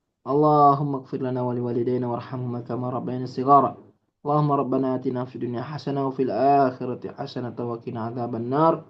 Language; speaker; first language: Arabic; non-native, fluent; Indonesian